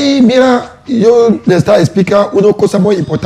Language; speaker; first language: Spanish; non-native, learner; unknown